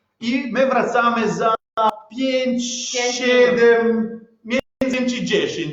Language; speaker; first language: Polish; non-native, learner; Italian